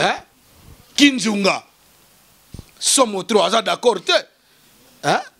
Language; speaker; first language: French; non-native, local second language; Lingala